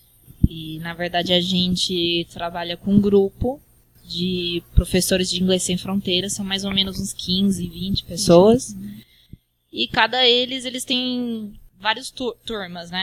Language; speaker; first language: Portuguese; early bilingual, heritage; Portuguese